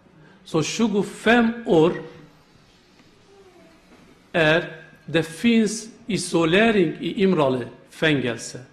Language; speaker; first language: Swedish; non-native, learner; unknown